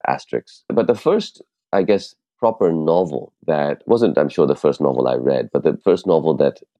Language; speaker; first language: English; non-native, local second language; Urdu